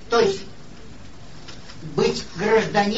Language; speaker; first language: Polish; non-native, learner; Russian